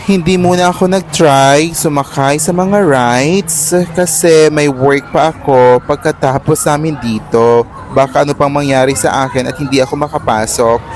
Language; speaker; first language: Filipino; non-native, local second language; Waray